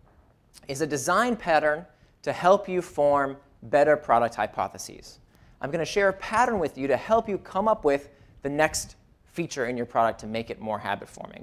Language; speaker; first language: English; native; English